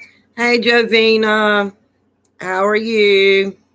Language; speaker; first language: English; native; English